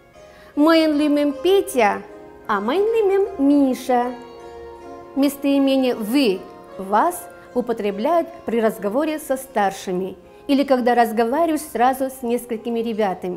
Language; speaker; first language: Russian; non-native, local second language; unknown